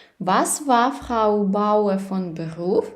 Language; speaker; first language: German; non-native, fluent; Ukrainian